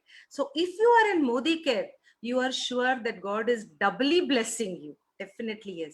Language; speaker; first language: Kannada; non-native, learner; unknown